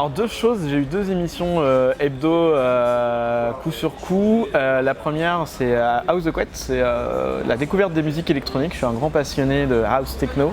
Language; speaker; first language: French; native; French